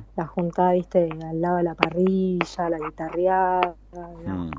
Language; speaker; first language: Spanish; native; Spanish